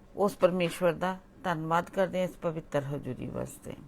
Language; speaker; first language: Hindi; non-native, local second language; Punjabi